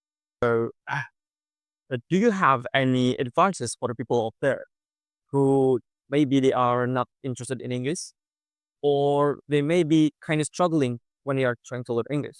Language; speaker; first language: English; non-native, fluent; Indonesian